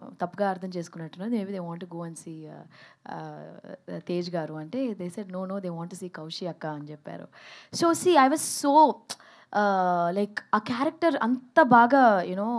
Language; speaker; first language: Telugu; early bilingual, heritage; Telugu